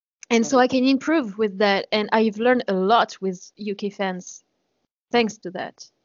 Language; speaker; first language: English; non-native, fluent; French